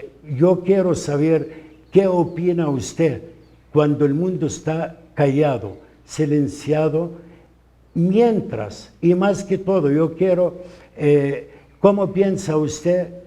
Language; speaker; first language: Spanish; non-native, fluent; Arabic